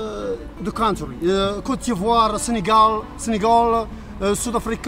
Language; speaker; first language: English; non-native, learner; Arabic